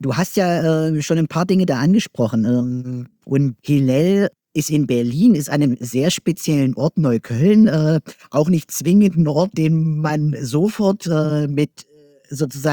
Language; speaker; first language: German; native; German